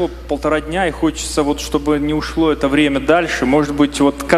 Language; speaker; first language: Russian; native; Russian